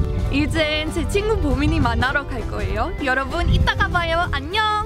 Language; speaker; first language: Korean; non-native, fluent; English